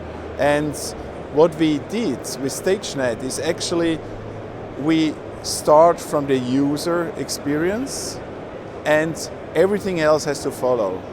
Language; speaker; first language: English; non-native, fluent; German